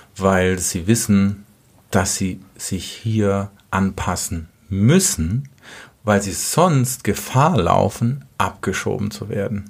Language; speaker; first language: German; native; German